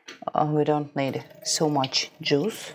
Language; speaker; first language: English; non-native, fluent; Russian